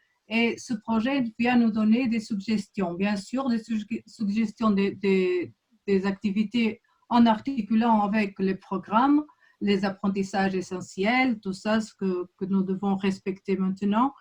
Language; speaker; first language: French; non-native, fluent; Portuguese